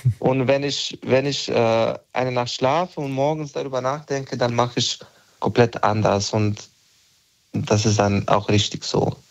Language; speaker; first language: German; non-native, fluent; Bosnian